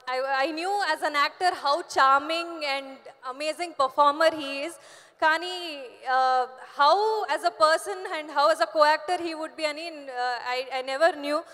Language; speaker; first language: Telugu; non-native, learner; Kannada